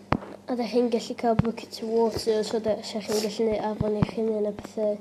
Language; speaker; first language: Welsh; native; Welsh